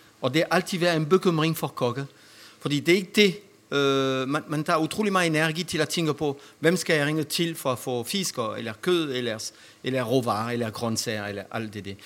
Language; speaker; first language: Danish; non-native, fluent; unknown